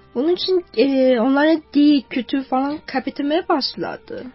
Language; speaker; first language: Turkish; non-native, fluent; Chinese